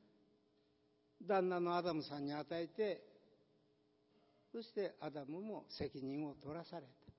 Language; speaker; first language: Japanese; native; Japanese